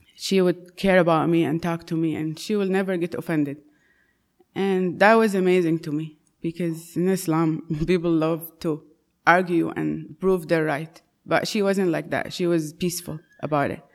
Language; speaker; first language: English; non-native, fluent; Arabic